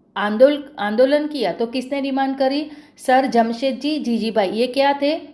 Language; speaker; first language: Hindi; non-native, local second language; Marathi